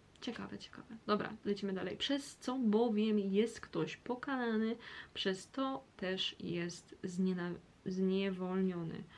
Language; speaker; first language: Polish; early bilingual, heritage; Polish